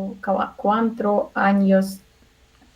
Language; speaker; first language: Spanish; non-native, learner; Russian